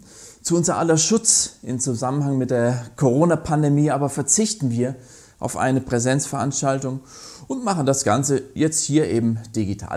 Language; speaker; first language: German; native; German